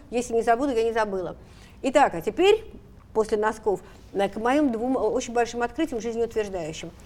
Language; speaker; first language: Russian; native; Russian